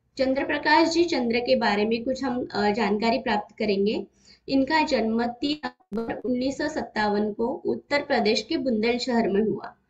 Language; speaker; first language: Hindi; non-native, local second language; Marathi